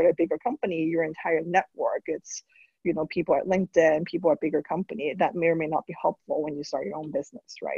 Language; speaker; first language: English; non-native, local second language; Cantonese